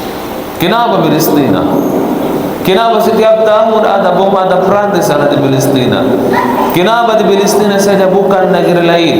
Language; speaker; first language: Indonesian; non-native, fluent; Arabic